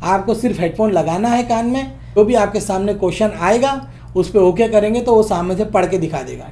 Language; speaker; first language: Hindi; non-native, local second language; Urdu